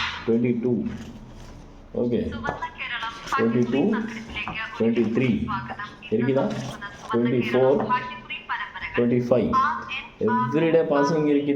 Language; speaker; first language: Tamil; non-native, learner; Kannada